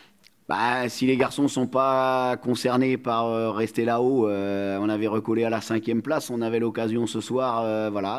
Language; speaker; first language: French; native; French